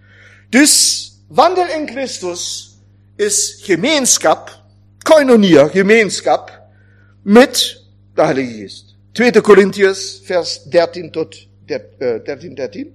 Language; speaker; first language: Dutch; non-native, fluent; German